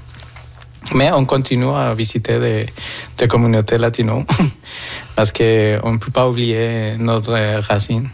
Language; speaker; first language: French; non-native, fluent; Spanish